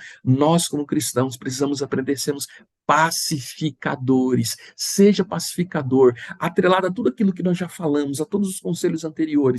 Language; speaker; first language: Portuguese; native; Portuguese